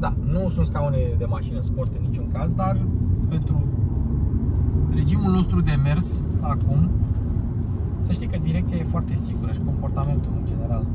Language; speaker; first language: Romanian; native; Romanian